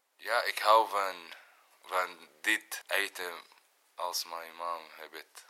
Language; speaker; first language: Dutch; non-native, learner; Arabic